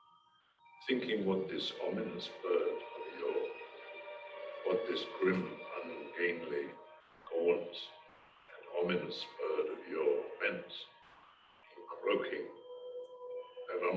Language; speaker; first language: English; native; English